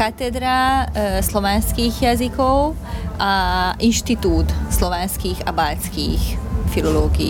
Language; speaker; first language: Slovak; non-native, local second language; Hungarian